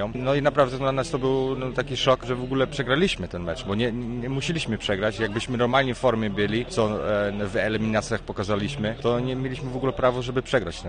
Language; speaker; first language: Polish; early bilingual, heritage; Polish